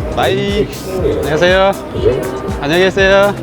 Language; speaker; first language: Korean; non-native, learner; French